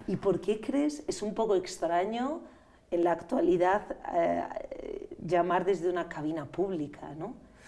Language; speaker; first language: Spanish; native; Spanish